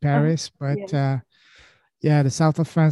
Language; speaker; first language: English; non-native, fluent; French